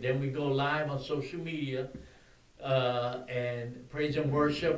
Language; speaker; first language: English; early bilingual, other home language; Spanish